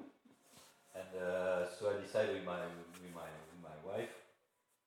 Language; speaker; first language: English; non-native, fluent; Arabic